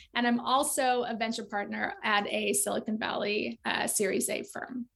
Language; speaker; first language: English; native; English